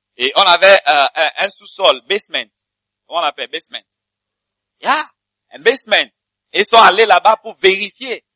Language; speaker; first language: French; non-native, fluent; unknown